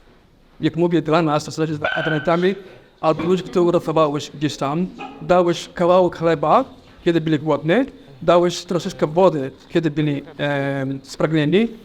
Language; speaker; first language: Polish; non-native, fluent; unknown